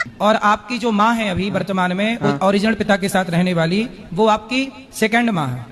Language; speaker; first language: Hindi; native; Hindi